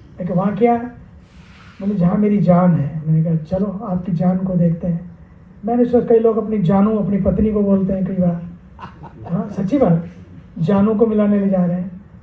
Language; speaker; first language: Hindi; native; Hindi